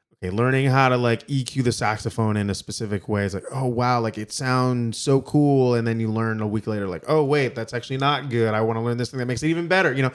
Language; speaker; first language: English; native; English